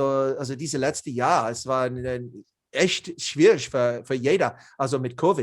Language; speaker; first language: German; non-native, learner; English